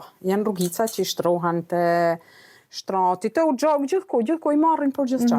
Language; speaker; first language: Albanian; native; Albanian